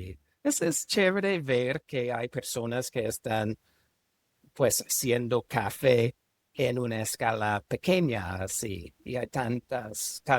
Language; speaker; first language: Spanish; non-native, fluent; English